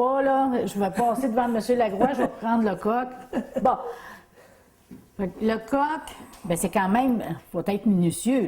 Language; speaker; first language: French; native; French